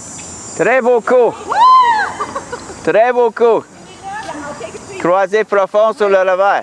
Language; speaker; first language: French; native; French